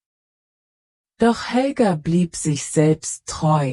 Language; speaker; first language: German; native; German